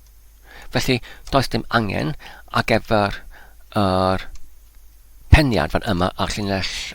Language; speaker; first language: Welsh; non-native, learner; Polish